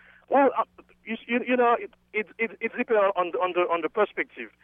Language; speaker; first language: English; non-native, fluent; Haitian Creole